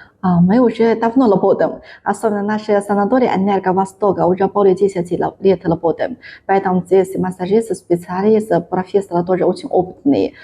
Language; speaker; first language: Russian; non-native, learner; Chinese